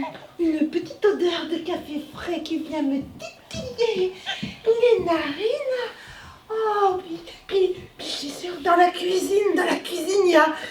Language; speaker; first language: French; native; French